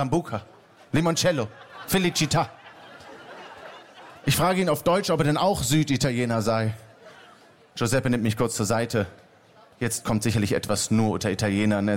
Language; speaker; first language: German; native; German